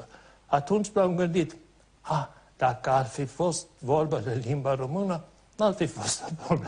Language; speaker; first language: Romanian; non-native, fluent; Swedish